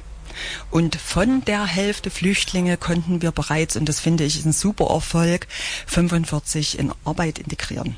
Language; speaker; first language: German; native; German